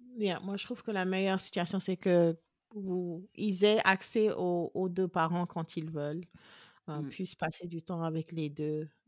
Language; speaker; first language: French; non-native, local second language; Wolof